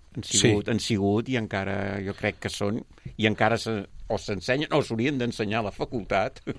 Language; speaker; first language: Catalan; native; Catalan